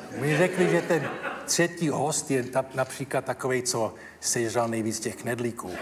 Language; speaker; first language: Czech; early bilingual, heritage; Czech